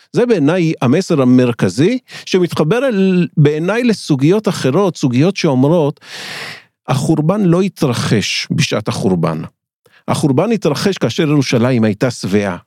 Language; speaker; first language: Hebrew; native; Hebrew